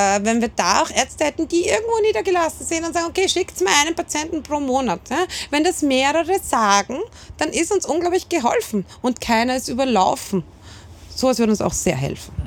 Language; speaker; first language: German; native; German